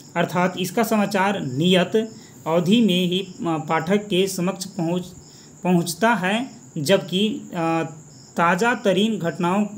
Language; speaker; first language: Hindi; native; Hindi